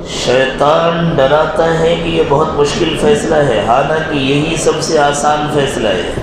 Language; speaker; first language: Urdu; native; Urdu